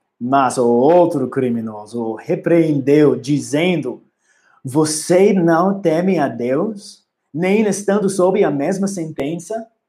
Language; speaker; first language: Portuguese; non-native, learner; English